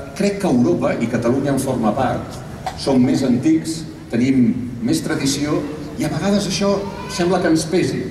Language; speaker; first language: Catalan; native; Catalan